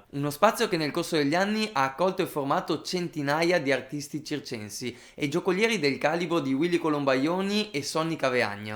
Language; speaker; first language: Italian; native; Italian